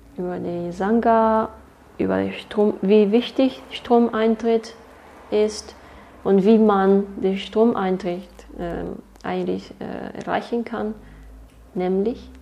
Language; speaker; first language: German; non-native, fluent; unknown